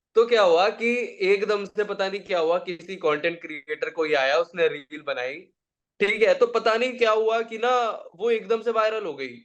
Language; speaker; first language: Hindi; native; Hindi